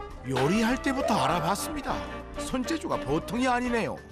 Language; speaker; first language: Korean; native; Korean